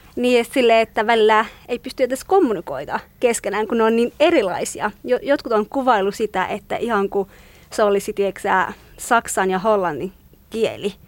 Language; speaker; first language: Finnish; non-native, fluent; Kurdish